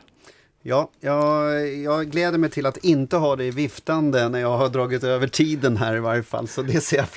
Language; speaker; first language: Swedish; native; Swedish